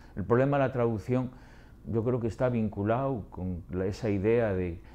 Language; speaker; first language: Spanish; native; Spanish